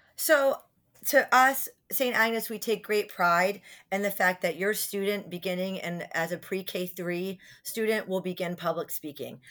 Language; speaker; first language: English; native; English